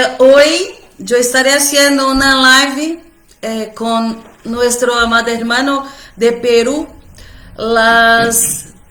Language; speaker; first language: Spanish; non-native, fluent; Portuguese